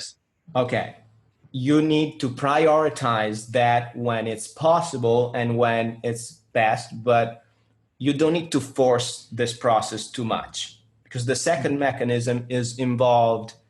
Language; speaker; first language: English; non-native, fluent; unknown